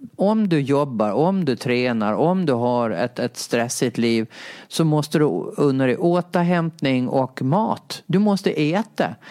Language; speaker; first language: Swedish; native; Swedish